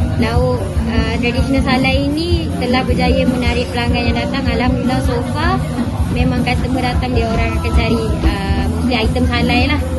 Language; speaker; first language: Malay; native; Malay